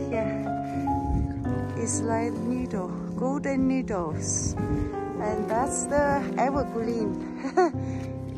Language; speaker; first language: English; non-native, learner; Chinese